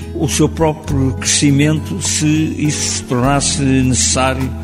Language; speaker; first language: Portuguese; native; Portuguese